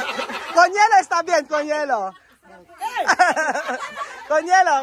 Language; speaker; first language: Spanish; non-native, learner; Filipino